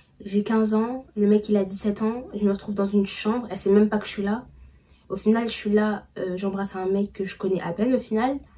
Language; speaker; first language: French; early bilingual, other home language; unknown